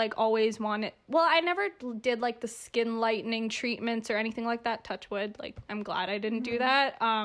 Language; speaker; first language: English; early bilingual, other home language; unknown